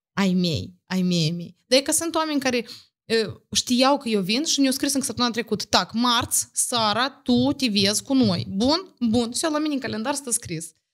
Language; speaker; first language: Romanian; native; Romanian